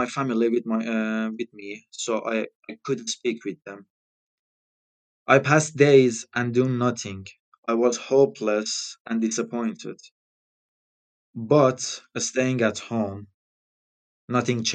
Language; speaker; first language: English; non-native, fluent; Persian